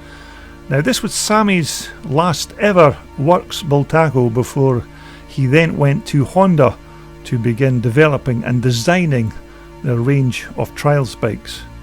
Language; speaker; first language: English; native; English